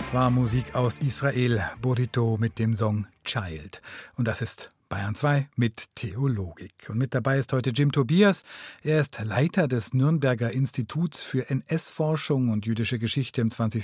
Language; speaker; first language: German; native; German